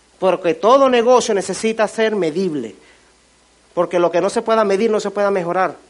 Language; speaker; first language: Spanish; native; Spanish